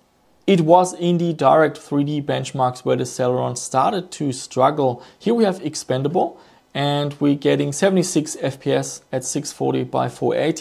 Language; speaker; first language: English; non-native, fluent; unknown